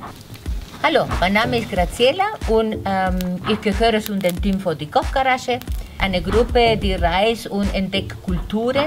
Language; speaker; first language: German; non-native, fluent; Spanish